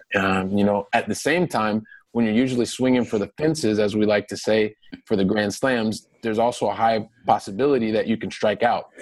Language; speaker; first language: English; native; English